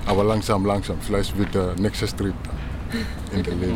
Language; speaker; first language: German; non-native, learner; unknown